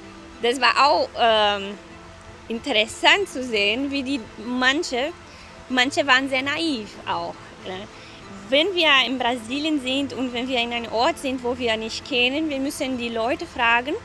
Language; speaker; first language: German; non-native, fluent; Portuguese